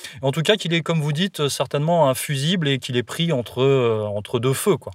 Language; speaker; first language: French; native; French